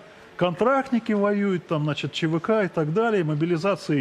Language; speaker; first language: Russian; native; Russian